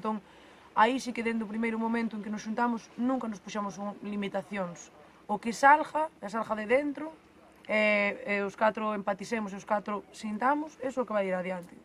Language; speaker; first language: Galician; native; Galician